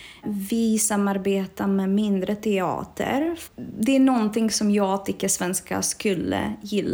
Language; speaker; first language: Swedish; non-native, fluent; Czech